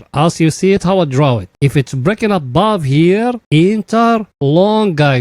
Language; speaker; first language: English; non-native, fluent; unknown